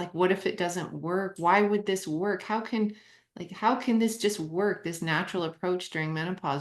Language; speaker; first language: English; native; English